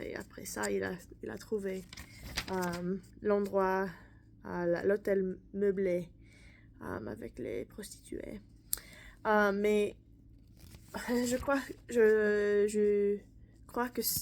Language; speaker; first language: French; non-native, learner; English